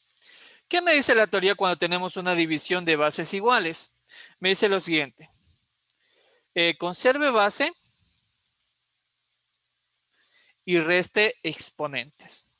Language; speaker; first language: Spanish; native; Spanish